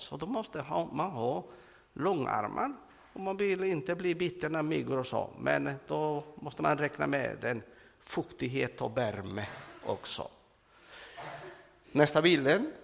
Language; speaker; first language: Swedish; non-native, fluent; Spanish